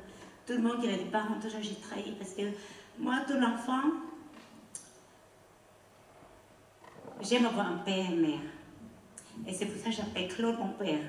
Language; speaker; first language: French; non-native, learner; Khmer